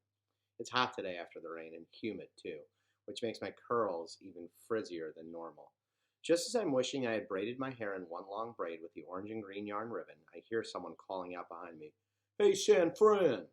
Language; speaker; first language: English; native; English